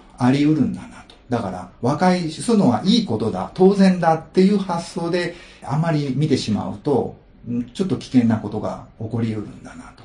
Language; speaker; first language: Japanese; native; Japanese